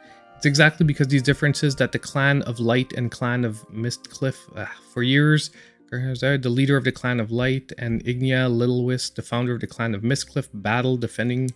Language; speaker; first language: English; native; English